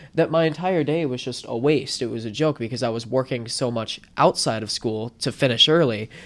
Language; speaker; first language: English; native; English